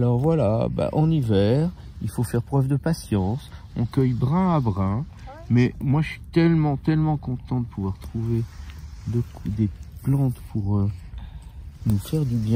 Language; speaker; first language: French; native; French